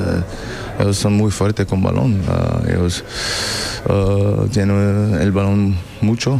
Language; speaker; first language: Spanish; non-native, learner; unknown